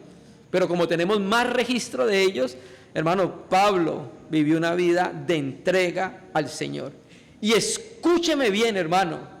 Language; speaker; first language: Spanish; native; Spanish